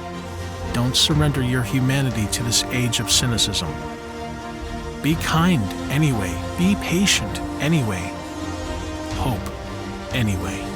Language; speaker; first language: English; native; English